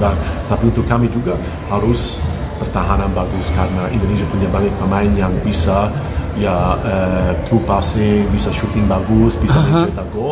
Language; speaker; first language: Indonesian; non-native, fluent; English